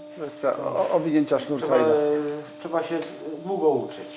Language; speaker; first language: Polish; native; Polish